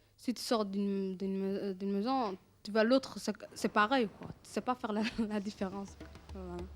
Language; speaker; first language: French; early bilingual, other home language; Arabic